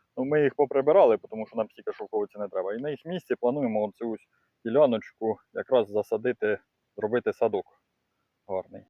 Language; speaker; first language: Ukrainian; native; Ukrainian